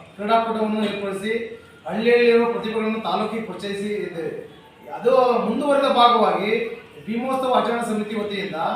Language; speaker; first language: Kannada; native; Kannada